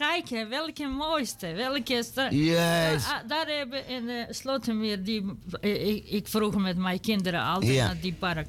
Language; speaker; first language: Dutch; non-native, learner; Serbian